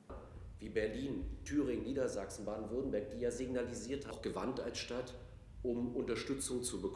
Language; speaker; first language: German; native; German